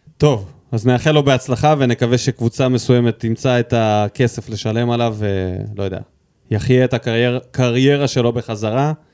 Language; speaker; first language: Hebrew; early bilingual, other home language; Russian